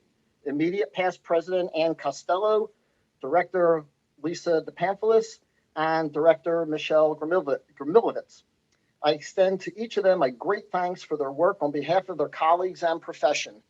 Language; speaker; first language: English; native; English